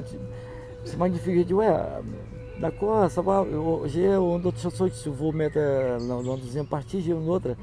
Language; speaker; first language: French; non-native, learner; Portuguese